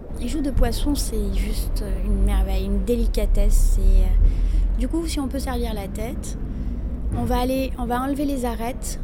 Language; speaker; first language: French; non-native, local second language; Arabic